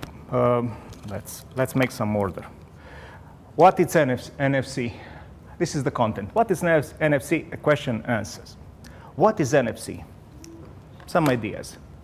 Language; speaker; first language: English; non-native, fluent; Romanian